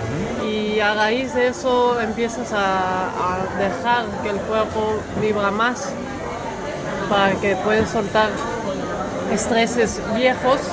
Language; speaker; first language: Spanish; non-native, fluent; Dutch